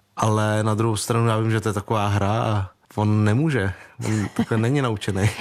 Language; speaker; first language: Czech; early bilingual, other home language; Vietnamese